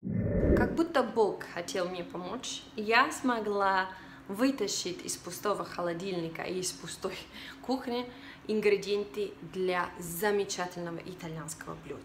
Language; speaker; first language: Russian; non-native, fluent; Italian